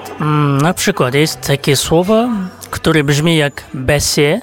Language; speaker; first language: Polish; non-native, fluent; Kazakh